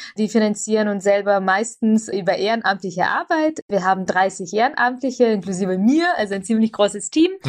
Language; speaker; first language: German; early bilingual, other home language; Russian